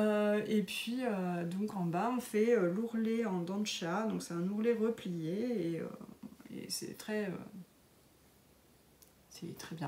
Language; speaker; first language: French; native; French